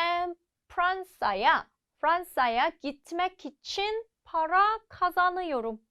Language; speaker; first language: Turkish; non-native, fluent; Korean